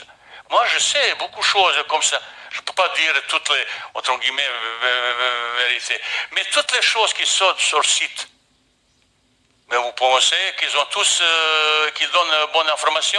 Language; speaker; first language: French; non-native, fluent; Bosnian